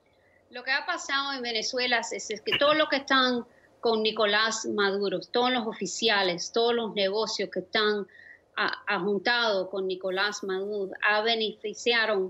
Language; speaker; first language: Spanish; early bilingual, other home language; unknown